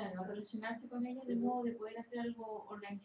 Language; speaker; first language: Spanish; native; Spanish